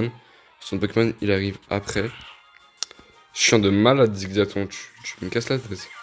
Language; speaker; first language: French; native; French